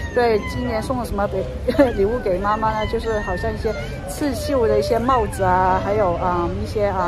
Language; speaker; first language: Chinese; native; Chinese